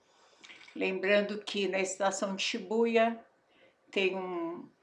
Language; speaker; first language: Portuguese; native; Portuguese